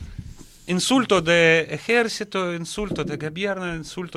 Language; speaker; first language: Spanish; non-native, learner; Russian